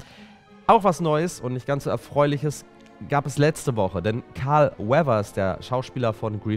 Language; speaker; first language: German; native; German